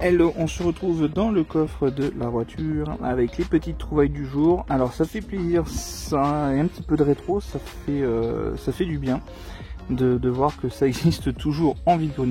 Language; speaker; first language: French; native; French